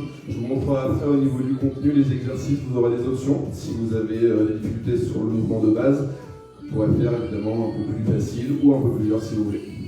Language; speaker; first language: French; native; French